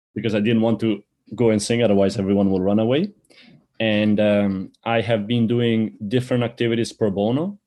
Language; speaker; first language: English; early bilingual, other home language; Albanian